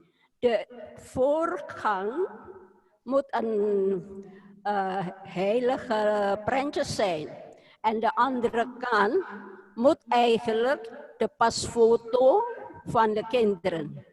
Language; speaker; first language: Dutch; non-native, fluent; Indonesian